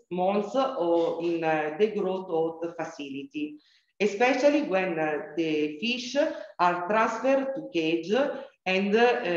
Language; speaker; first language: English; non-native, learner; Italian